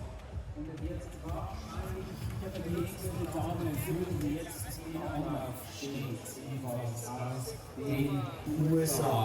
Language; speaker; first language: German; native; German